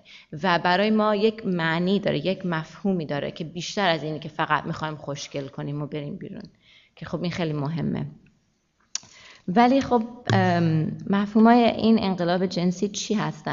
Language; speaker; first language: Persian; early bilingual, heritage; Persian